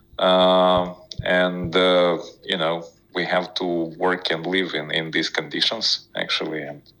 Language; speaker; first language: English; non-native, fluent; Ukrainian